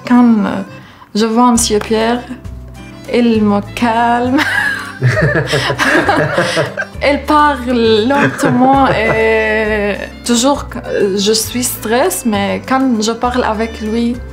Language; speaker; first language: French; non-native, learner; Arabic